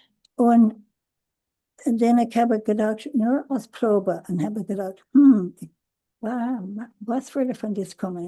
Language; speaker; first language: German; non-native, learner; English